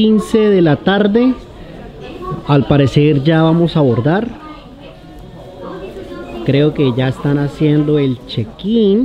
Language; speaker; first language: Spanish; native; Spanish